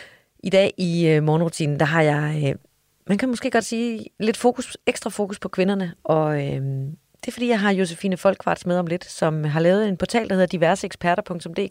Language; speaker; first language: Danish; native; Danish